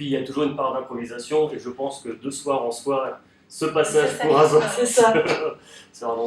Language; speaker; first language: French; native; French